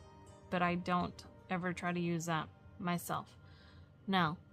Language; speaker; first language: English; native; English